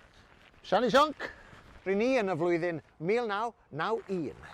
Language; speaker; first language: Welsh; native; Welsh